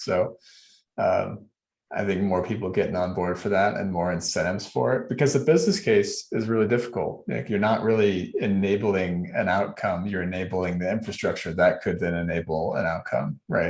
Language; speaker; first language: English; native; English